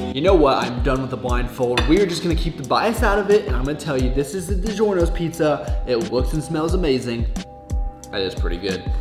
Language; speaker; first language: English; native; English